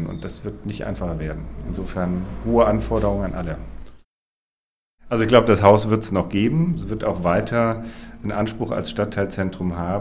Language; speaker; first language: German; native; German